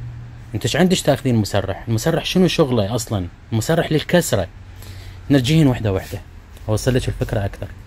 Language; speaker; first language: Arabic; native; Arabic